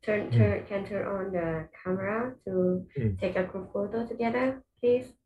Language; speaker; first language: English; non-native, fluent; Thai